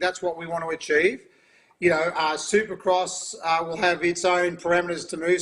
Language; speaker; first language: English; native; English